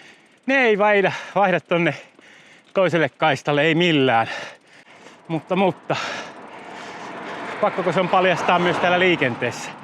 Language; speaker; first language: Finnish; native; Finnish